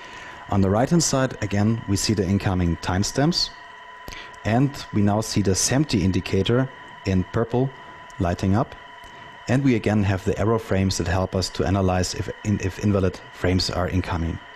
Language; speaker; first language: English; non-native, fluent; German